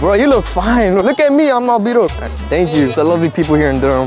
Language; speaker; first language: English; early bilingual, other home language; Spanish